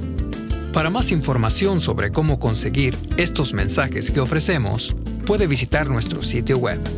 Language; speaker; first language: Spanish; native; Spanish